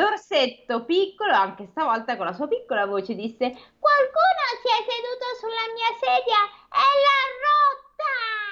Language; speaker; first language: Italian; native; Italian